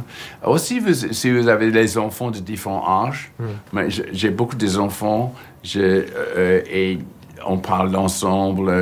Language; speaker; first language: French; non-native, fluent; English